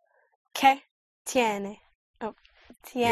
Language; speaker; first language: Spanish; non-native, learner; English